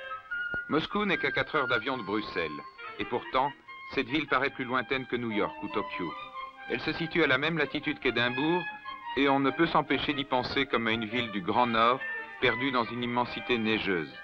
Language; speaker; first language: French; native; French